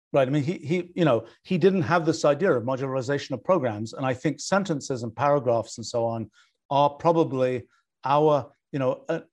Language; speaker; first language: English; native; English